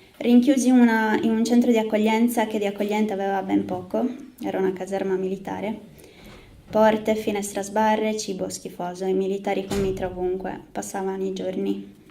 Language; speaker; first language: Italian; early bilingual, other home language; Spanish